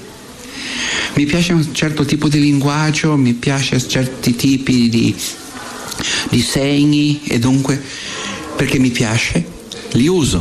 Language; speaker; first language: Italian; non-native, fluent; Portuguese